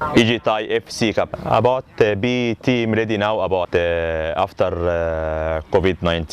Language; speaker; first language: English; non-native, learner; Arabic